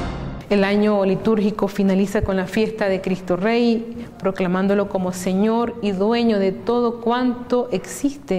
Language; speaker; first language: Spanish; native; Spanish